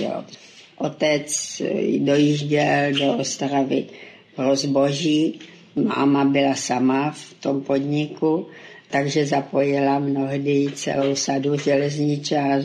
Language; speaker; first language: Czech; native; Czech